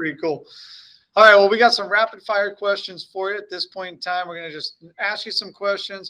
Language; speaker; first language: English; native; English